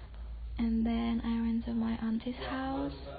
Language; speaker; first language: English; non-native, fluent; Indonesian